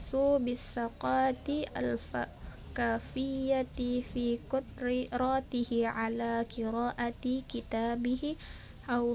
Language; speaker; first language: Arabic; non-native, learner; Indonesian